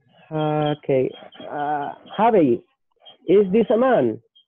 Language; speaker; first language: English; non-native, fluent; Spanish